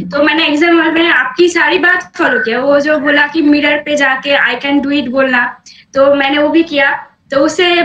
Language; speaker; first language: Hindi; non-native, local second language; Bangla